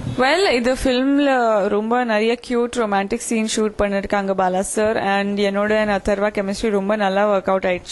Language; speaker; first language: Tamil; non-native, fluent; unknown